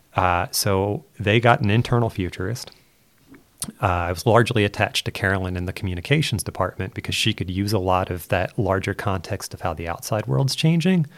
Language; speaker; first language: English; native; English